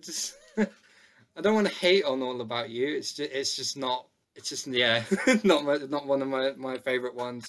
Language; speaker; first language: English; native; English